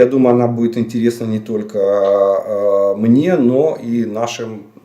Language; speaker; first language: Russian; native; Russian